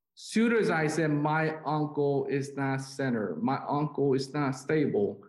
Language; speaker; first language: English; non-native, fluent; Korean